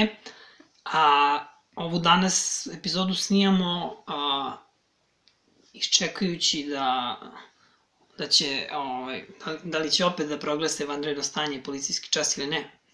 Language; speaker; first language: Serbian; native; Serbian